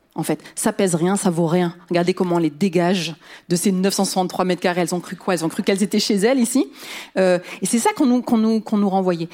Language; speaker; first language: French; early bilingual, other home language; Riffian